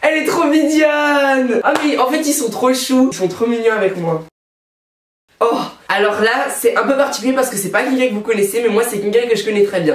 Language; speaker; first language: French; native; French